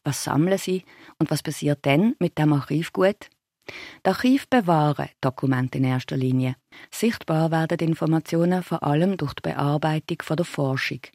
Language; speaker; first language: German; native; German